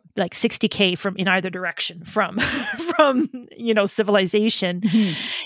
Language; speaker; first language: English; native; English